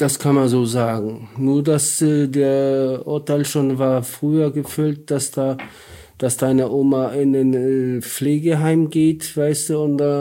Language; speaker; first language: German; non-native, learner; Polish